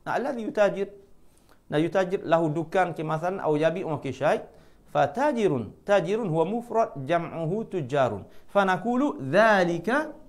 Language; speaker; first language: Arabic; non-native, fluent; Malay